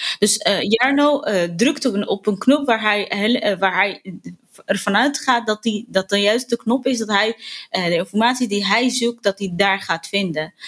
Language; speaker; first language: Dutch; non-native, fluent; Arabic